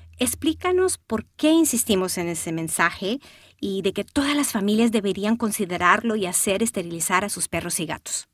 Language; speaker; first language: Spanish; early bilingual, heritage; Spanish